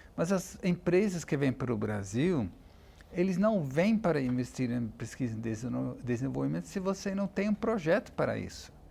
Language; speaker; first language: Portuguese; non-native, fluent; Dutch